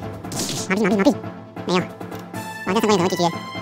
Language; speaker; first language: Chinese; native; Chinese